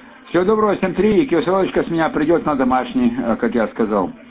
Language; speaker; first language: Russian; native; Russian